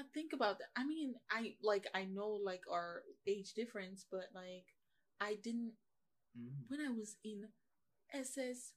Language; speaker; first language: English; non-native, local second language; Yoruba